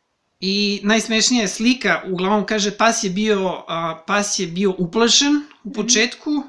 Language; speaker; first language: Serbian; native; Serbian